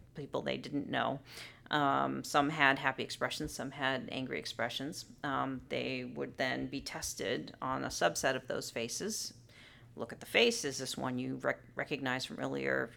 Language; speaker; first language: English; native; English